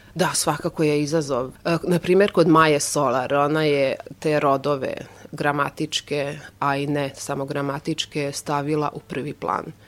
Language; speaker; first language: Serbian; non-native, local second language; Hungarian